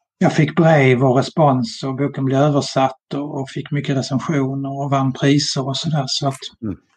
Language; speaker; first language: Swedish; native; Swedish